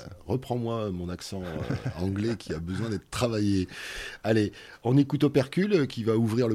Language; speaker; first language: French; native; French